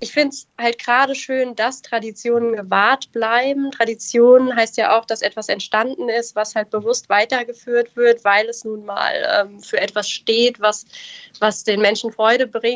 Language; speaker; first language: German; native; German